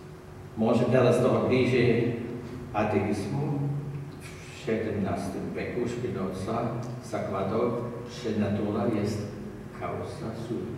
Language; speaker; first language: Polish; non-native, learner; German